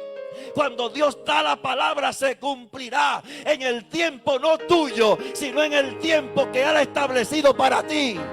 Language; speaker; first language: Spanish; native; Spanish